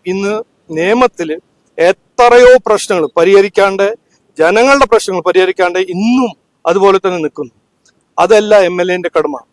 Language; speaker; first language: Malayalam; early bilingual, heritage; Malayalam